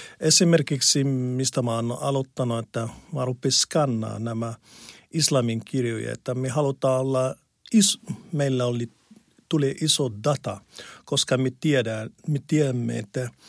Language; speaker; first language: Finnish; non-native, learner; Arabic